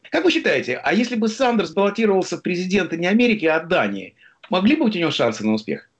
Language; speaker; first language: Russian; native; Russian